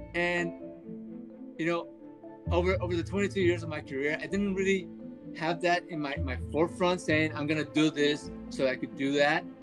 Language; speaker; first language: English; early bilingual, other home language; Spanish